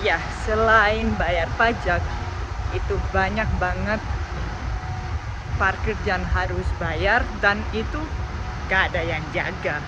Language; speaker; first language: Indonesian; non-native, fluent; Spanish